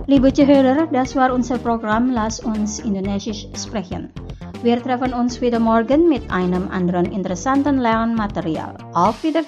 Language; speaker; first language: German; non-native, fluent; Indonesian